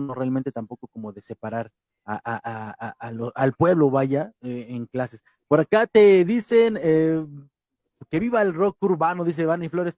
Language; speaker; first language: Spanish; native; Spanish